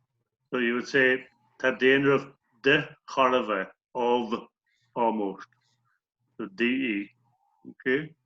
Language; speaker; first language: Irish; non-native, local second language; English